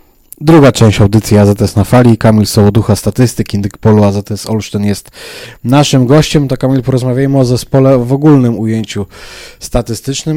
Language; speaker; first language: Polish; native; Polish